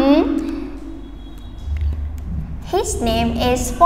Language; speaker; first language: English; non-native, fluent; Vietnamese